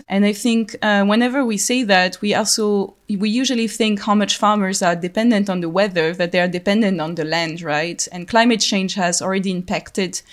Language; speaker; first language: English; non-native, fluent; French